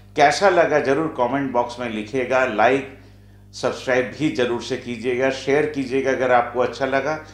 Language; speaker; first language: Hindi; non-native, local second language; Bangla